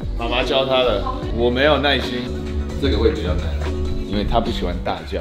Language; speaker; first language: Chinese; early bilingual, other home language; English